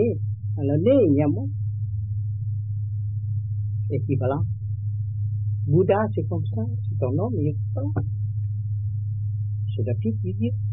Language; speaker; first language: French; non-native, learner; Vietnamese